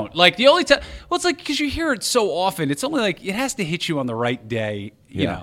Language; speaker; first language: English; native; English